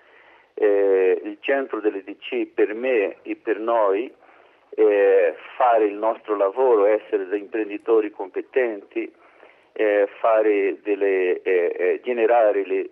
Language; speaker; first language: Italian; non-native, learner; Portuguese